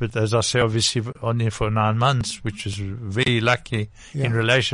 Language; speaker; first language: English; non-native, fluent; French